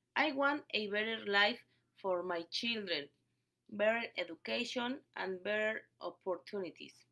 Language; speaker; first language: English; non-native, learner; Spanish